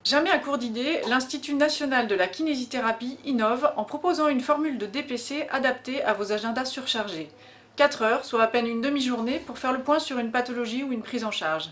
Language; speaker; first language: French; native; French